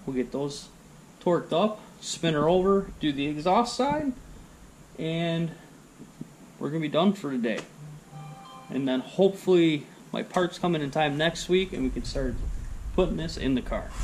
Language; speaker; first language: English; native; English